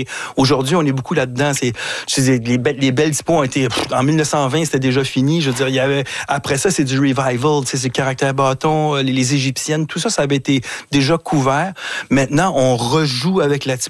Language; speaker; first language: French; native; French